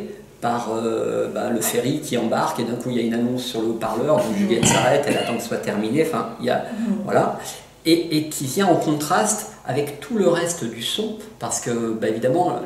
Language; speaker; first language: French; native; French